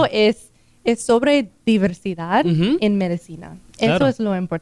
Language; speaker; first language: Spanish; non-native, learner; English